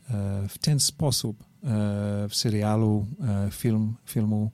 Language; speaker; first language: Polish; non-native, learner; English